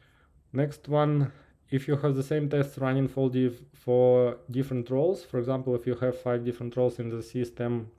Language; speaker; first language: English; non-native, fluent; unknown